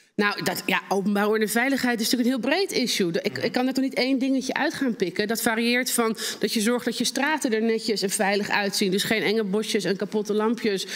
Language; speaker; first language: Dutch; native; Dutch